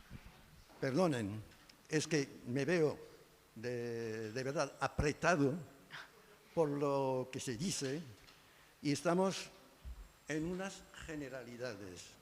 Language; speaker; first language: Spanish; non-native, fluent; Arabic